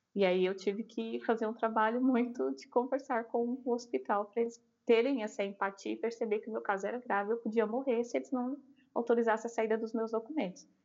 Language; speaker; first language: Portuguese; native; Portuguese